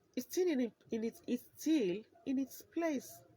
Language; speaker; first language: English; non-native, local second language; Yoruba